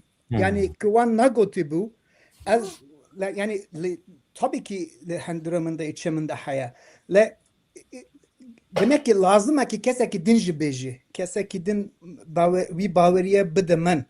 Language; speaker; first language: Kurdish; non-native, local second language; Turkish